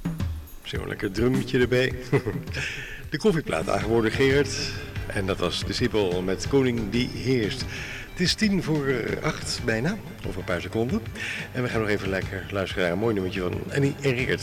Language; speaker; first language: Dutch; native; Dutch